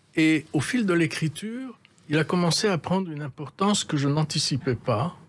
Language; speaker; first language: French; native; French